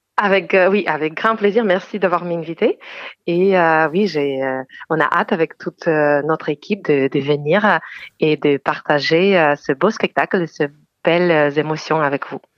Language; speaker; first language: French; non-native, fluent; Ukrainian